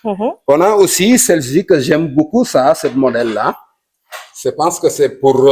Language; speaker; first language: French; non-native, local second language; Wolof